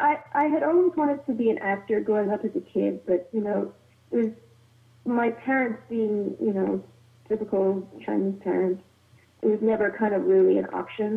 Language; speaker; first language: English; native; English